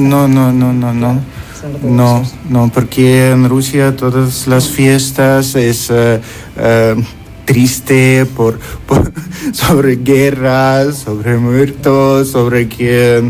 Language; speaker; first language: Spanish; non-native, learner; Russian